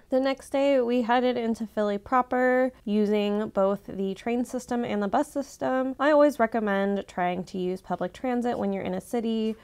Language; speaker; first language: English; native; English